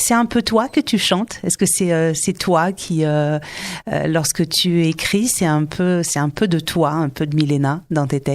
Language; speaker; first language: French; native; French